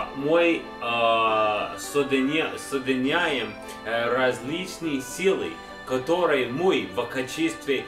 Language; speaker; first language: Russian; non-native, learner; English